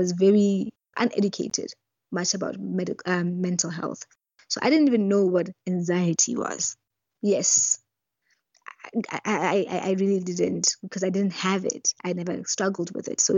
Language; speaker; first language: English; non-native, local second language; Southern Sotho